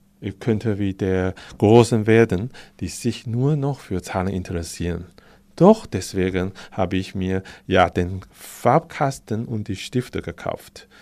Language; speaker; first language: German; non-native, fluent; Chinese